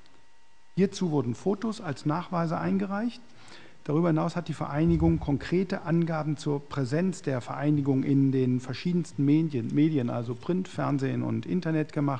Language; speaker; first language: German; native; German